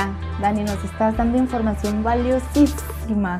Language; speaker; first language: Spanish; native; Spanish